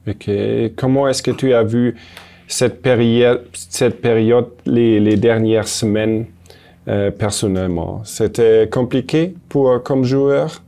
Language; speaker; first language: French; non-native, fluent; German